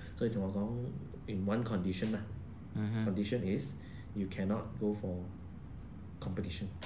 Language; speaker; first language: English; non-native, local second language; Cantonese